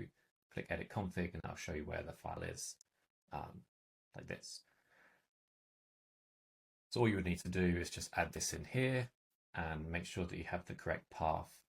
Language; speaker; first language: English; native; English